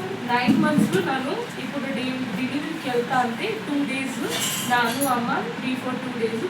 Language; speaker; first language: Telugu; non-native, learner; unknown